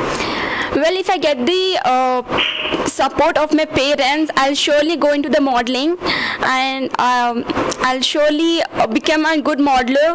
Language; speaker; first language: English; non-native, local second language; Kannada